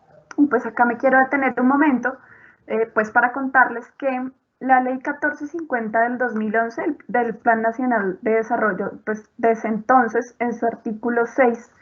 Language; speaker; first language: Spanish; native; Spanish